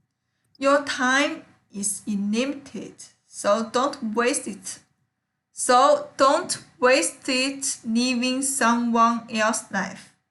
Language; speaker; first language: English; non-native, learner; Chinese